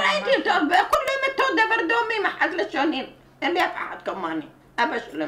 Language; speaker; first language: Hebrew; non-native, learner; Arabic